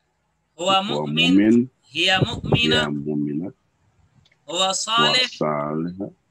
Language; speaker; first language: Arabic; non-native, fluent; Urdu